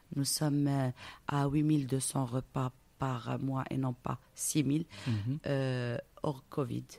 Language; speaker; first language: French; non-native, local second language; Arabic